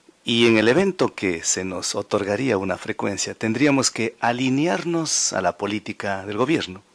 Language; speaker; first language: Spanish; native; Spanish